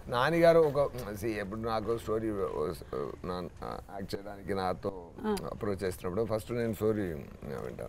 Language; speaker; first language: Telugu; non-native, fluent; Tamil